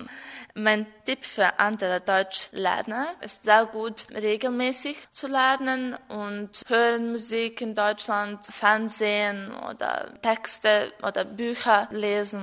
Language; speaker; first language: German; non-native, learner; Serbian